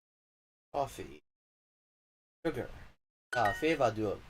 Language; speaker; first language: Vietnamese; non-native, learner; English